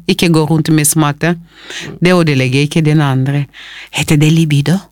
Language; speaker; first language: Norwegian; non-native, fluent; Lingala